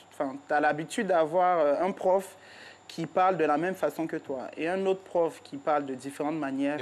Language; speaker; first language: French; native; French